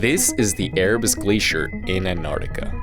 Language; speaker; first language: English; native; English